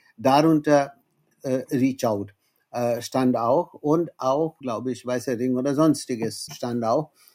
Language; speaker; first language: German; non-native, fluent; Bangla